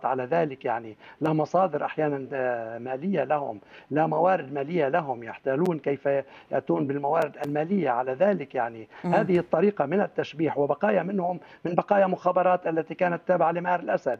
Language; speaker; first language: Arabic; native; Arabic